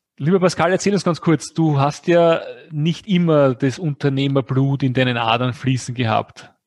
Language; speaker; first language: German; native; German